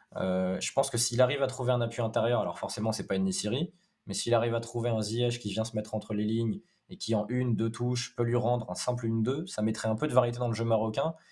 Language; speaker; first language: French; native; French